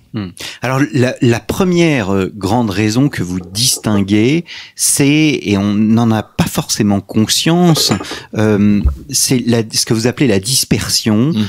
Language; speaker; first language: French; native; French